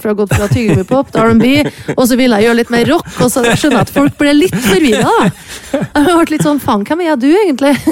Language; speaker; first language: Norwegian; native; Norwegian